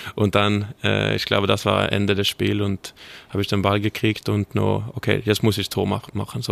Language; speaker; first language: German; non-native, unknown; Swedish